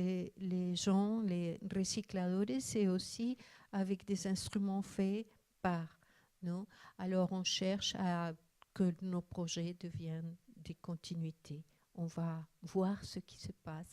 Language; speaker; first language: French; non-native, fluent; Spanish